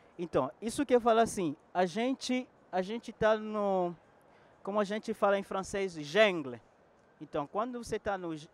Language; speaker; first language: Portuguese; non-native, fluent; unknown